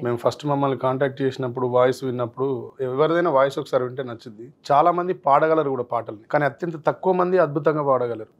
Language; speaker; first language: Telugu; native; Telugu